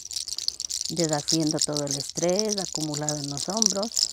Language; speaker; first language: Spanish; native; Spanish